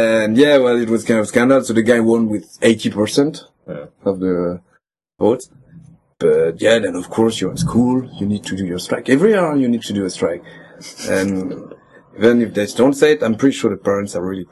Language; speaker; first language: English; non-native, fluent; French